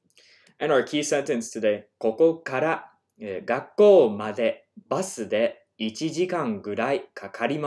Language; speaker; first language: Japanese; non-native, fluent; English